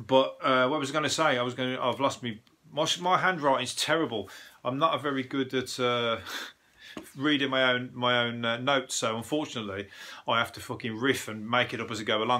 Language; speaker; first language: English; native; English